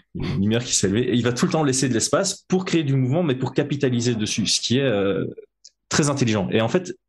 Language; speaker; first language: French; native; French